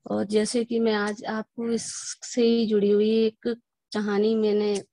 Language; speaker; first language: Hindi; native; Hindi